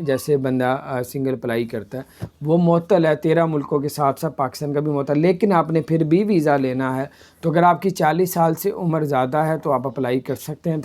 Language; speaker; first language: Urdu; non-native, local second language; Punjabi